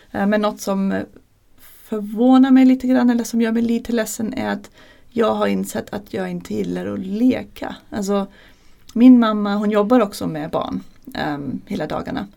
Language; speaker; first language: Swedish; non-native, fluent; German